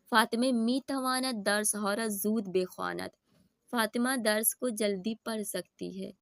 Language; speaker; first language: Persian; non-native, fluent; Urdu